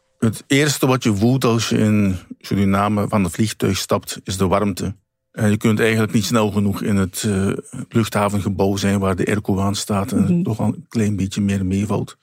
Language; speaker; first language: Dutch; native; Dutch